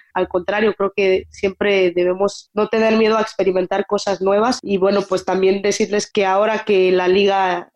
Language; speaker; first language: Spanish; native; Spanish